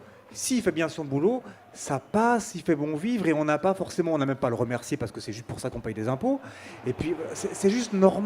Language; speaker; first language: French; native; French